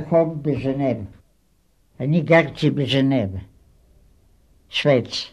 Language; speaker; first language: Hebrew; non-native, fluent; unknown